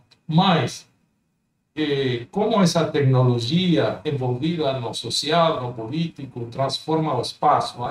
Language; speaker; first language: Portuguese; non-native, fluent; Spanish